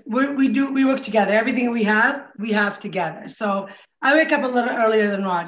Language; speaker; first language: English; non-native, fluent; Arabic